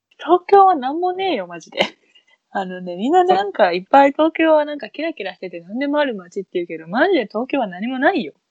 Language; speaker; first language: Japanese; native; Japanese